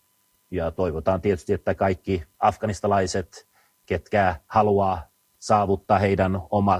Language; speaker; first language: Finnish; non-native, fluent; Swedish